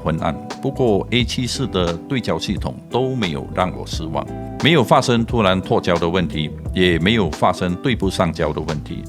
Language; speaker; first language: Chinese; native; Chinese